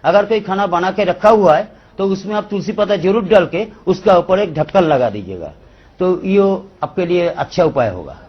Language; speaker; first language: Hindi; non-native, local second language; Bangla